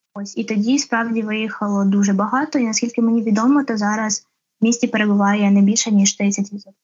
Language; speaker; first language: Ukrainian; native; Ukrainian